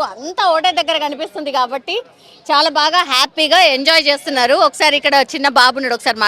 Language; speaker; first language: Telugu; native; Telugu